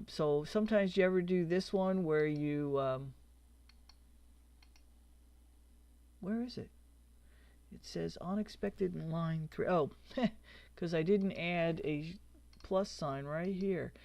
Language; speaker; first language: English; native; English